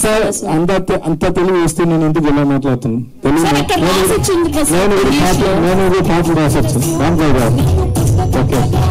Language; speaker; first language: Telugu; non-native, learner; Tamil